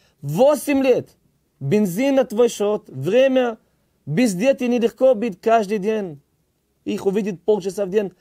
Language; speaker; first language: Russian; early bilingual, heritage; Hebrew